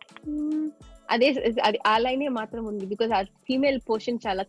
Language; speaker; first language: Telugu; non-native, local second language; Tamil